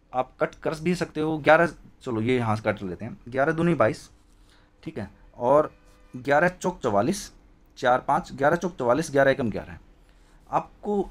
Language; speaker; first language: Hindi; native; Hindi